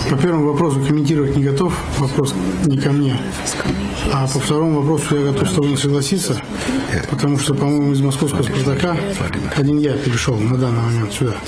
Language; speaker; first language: Russian; native; Russian